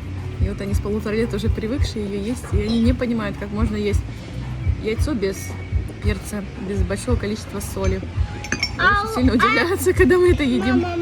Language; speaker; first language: Russian; native; Russian